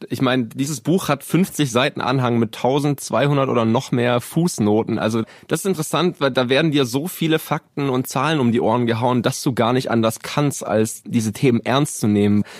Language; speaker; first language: German; native; German